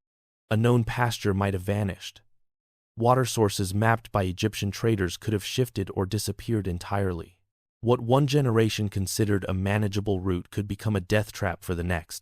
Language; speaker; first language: English; native; English